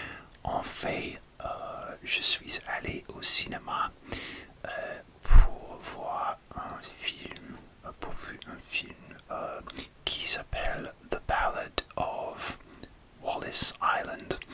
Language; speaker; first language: French; non-native, learner; English